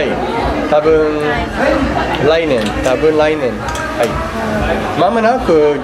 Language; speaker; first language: Japanese; non-native, learner; English